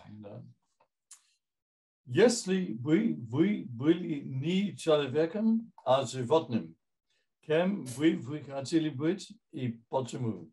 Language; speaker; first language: Russian; non-native, fluent; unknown